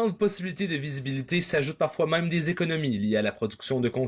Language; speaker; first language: French; native; French